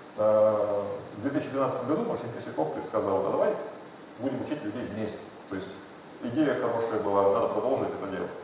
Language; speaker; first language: Russian; native; Russian